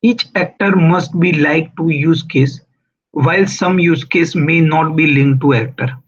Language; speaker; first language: English; non-native, local second language; Gujarati